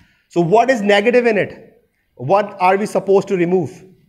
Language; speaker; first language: English; non-native, local second language; Urdu